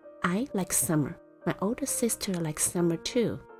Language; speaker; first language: English; non-native, fluent; Chinese